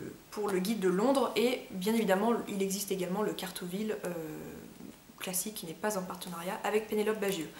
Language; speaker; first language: French; native; French